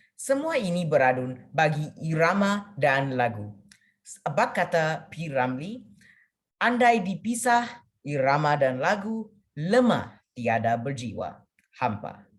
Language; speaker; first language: Malay; non-native, local second language; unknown